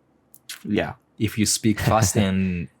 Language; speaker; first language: English; non-native, learner; Japanese